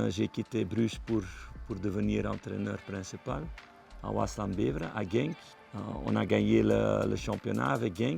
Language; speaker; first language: French; non-native, local second language; Dutch